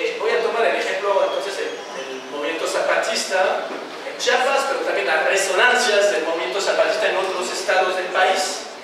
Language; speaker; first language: Spanish; non-native, fluent; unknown